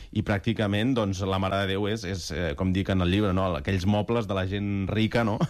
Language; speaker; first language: Catalan; native; Catalan